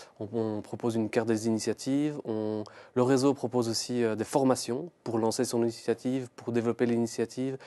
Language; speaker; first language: French; native; French